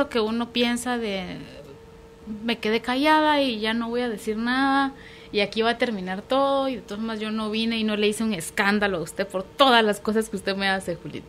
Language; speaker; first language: Spanish; native; Spanish